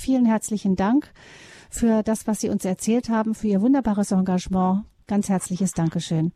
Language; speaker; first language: German; native; German